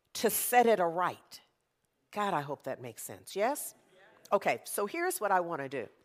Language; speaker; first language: English; native; English